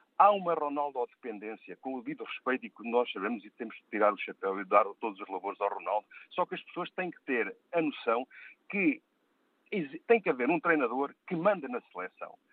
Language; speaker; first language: Portuguese; native; Portuguese